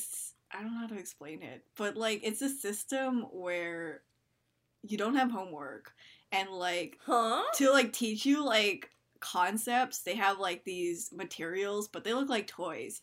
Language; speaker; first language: English; native; English